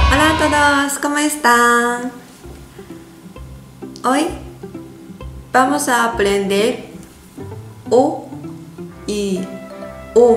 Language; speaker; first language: Spanish; non-native, learner; Japanese